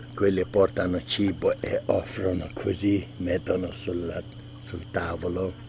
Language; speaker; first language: Italian; non-native, learner; Chinese